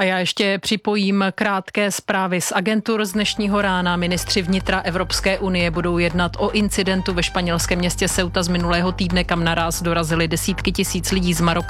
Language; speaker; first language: Czech; native; Czech